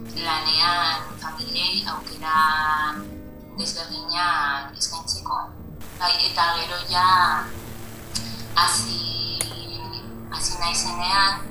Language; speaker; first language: Basque; non-native, learner; Spanish